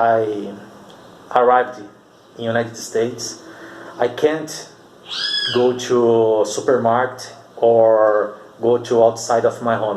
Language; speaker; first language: English; non-native, learner; Portuguese